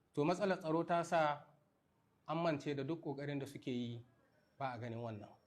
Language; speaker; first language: Hausa; non-native, local second language; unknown